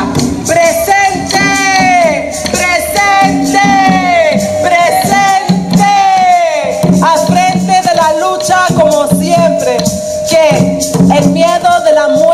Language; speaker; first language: Spanish; early bilingual, heritage; Spanish